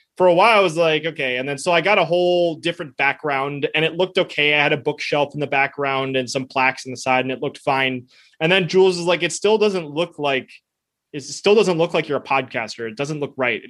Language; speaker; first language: English; early bilingual, other home language; Spanish